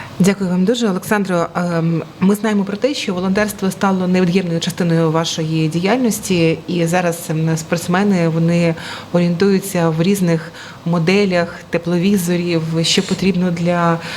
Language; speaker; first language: Ukrainian; native; Ukrainian